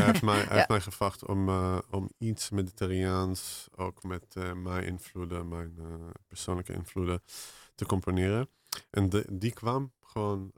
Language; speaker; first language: Dutch; non-native, fluent; Hebrew